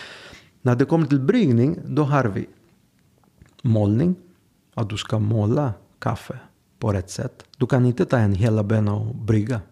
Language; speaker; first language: Swedish; non-native, fluent; Greek